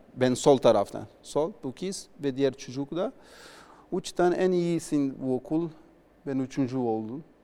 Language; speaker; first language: Turkish; non-native, learner; Portuguese